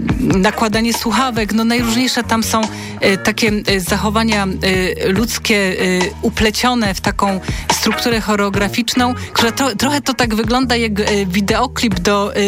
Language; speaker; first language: Polish; native; Polish